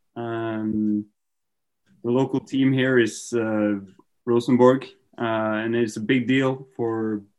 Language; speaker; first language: English; non-native, fluent; Norwegian